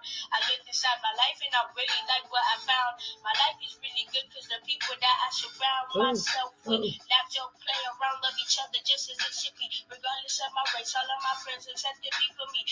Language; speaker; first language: English; native; English